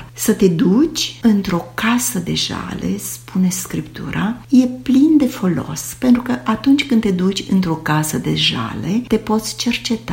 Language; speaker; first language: Romanian; native; Romanian